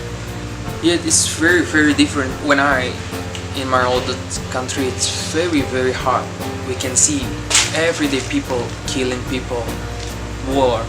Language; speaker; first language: English; non-native, learner; Arabic